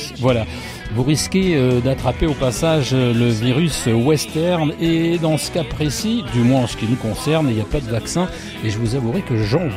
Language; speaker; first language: French; native; French